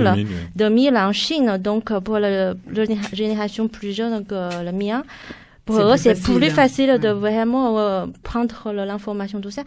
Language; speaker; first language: French; non-native, fluent; Chinese